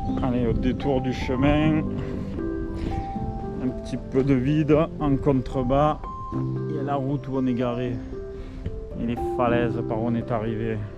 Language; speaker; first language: French; native; French